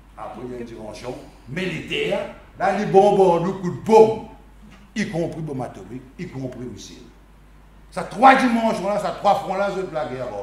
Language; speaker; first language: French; non-native, local second language; Morisyen